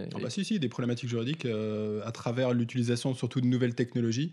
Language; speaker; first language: French; native; French